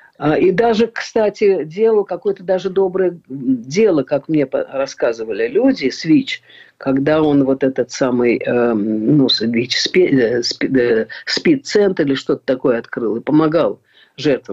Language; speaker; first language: Russian; native; Russian